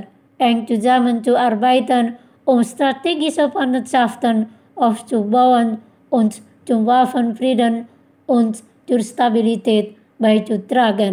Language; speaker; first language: German; non-native, fluent; Indonesian